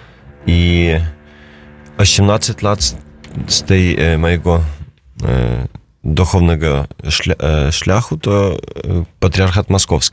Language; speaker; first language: Polish; non-native, learner; Russian